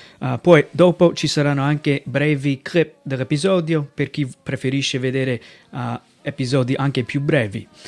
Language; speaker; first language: Italian; non-native, fluent; English